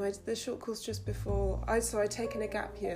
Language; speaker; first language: English; native; English